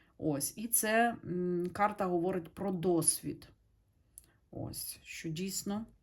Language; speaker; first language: Ukrainian; native; Ukrainian